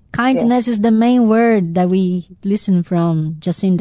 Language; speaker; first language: English; non-native, fluent; Portuguese